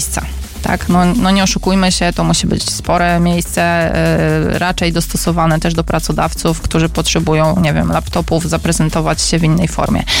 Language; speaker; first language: Polish; native; Polish